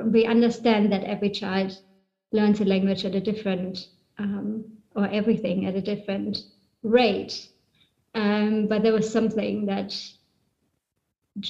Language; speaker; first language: English; non-native, fluent; German